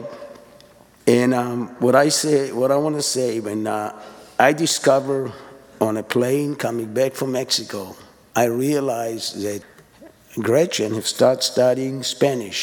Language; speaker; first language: English; non-native, fluent; Hebrew